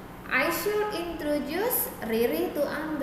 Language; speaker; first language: English; non-native, fluent; Indonesian